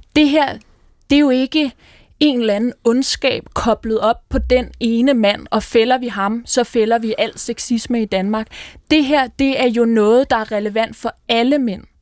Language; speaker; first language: Danish; native; Danish